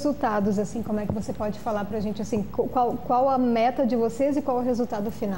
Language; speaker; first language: Portuguese; native; Portuguese